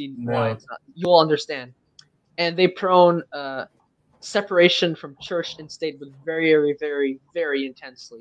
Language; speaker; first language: English; non-native, fluent; French